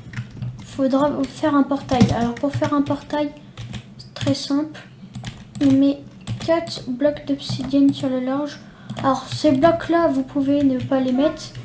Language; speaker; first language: French; native; French